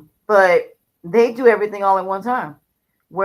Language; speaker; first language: English; native; English